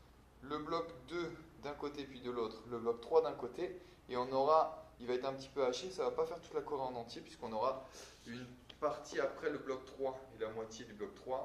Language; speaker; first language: French; native; French